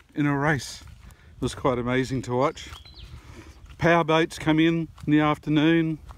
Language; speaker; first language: English; native; English